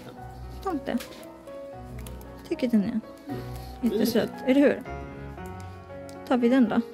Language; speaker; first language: Swedish; non-native, learner; Japanese